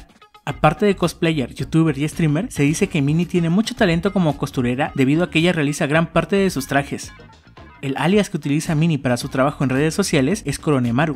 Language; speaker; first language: Spanish; native; Spanish